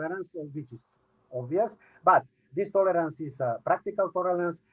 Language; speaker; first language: English; non-native, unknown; Macedonian